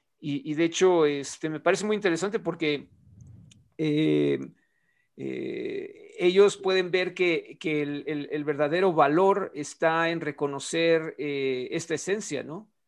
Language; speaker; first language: Spanish; native; Spanish